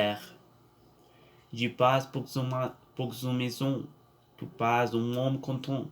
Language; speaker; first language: French; non-native, learner; Spanish